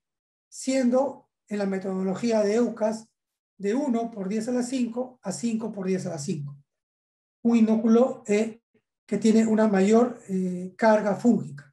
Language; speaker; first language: Spanish; native; Spanish